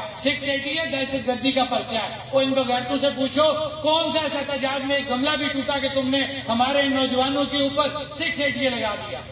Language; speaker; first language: Urdu; non-native, local second language; Pahari-Potwari